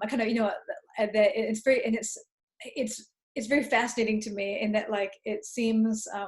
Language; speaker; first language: English; native; English